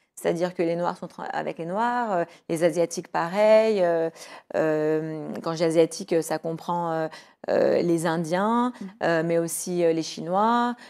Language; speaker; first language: French; native; French